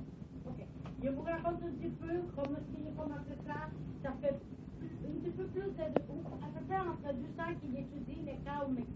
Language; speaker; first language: French; non-native, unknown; Spanish